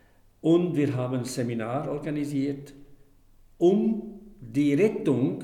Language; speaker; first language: German; non-native, fluent; Arabic